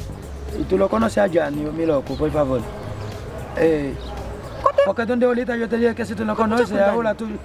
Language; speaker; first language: Spanish; non-native, learner; Haitian Creole